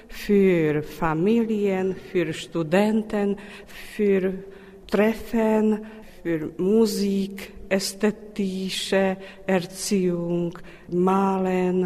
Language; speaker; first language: German; non-native, learner; Czech